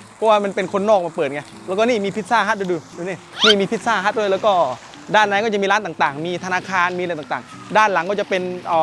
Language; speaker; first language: Thai; non-native, fluent; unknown